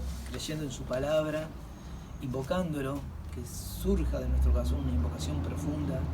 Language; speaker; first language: Spanish; native; Spanish